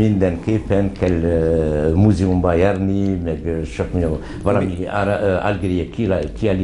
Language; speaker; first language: Hungarian; non-native, fluent; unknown